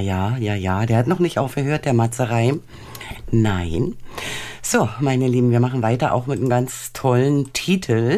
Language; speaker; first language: German; native; German